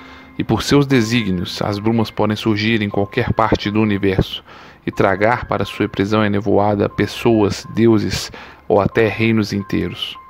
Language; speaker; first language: Portuguese; native; Portuguese